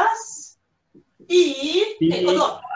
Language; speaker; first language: Spanish; non-native, fluent; English